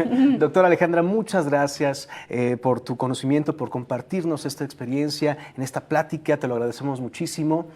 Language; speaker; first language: Spanish; native; Spanish